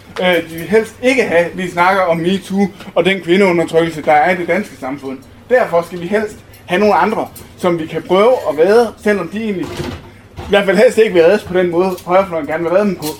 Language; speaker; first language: Danish; native; Danish